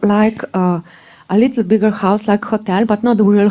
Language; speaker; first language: English; non-native, learner; Slovenian